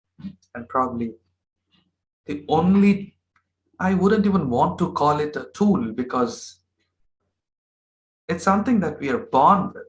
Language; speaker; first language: English; non-native, local second language; Hindi